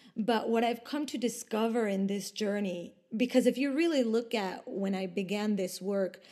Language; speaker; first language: English; non-native, fluent; Spanish